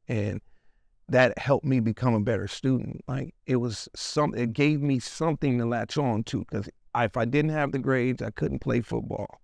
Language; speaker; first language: English; native; English